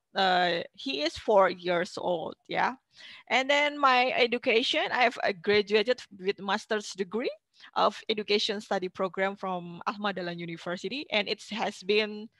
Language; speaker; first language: English; non-native, fluent; Indonesian